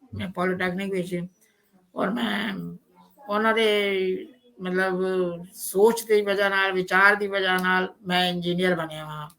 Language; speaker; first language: Hindi; non-native, local second language; Punjabi